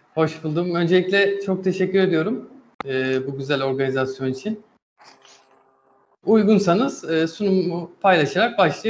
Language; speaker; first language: Turkish; native; Turkish